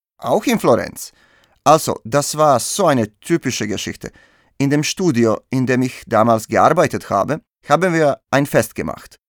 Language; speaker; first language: German; non-native, fluent; Serbian